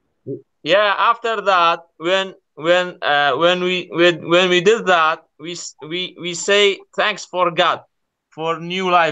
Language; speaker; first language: English; non-native, learner; Kurdish